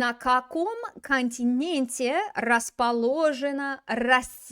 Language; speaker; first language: Russian; non-native, fluent; English